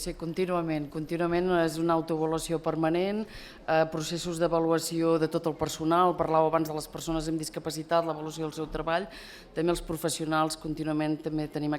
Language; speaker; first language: Catalan; native; Catalan